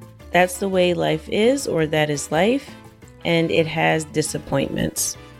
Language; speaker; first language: English; native; English